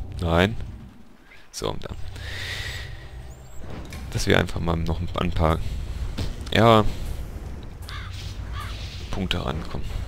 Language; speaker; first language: German; native; German